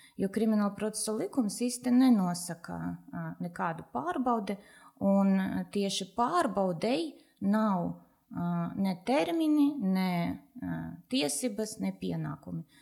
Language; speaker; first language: Latvian; non-native, local second language; Russian